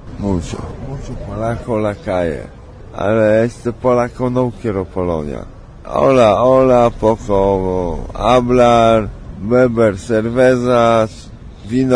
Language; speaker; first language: Spanish; non-native, learner; Polish